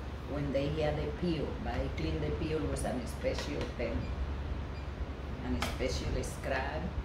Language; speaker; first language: English; non-native, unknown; Spanish